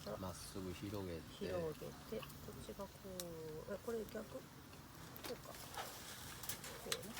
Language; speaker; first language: Japanese; native; Japanese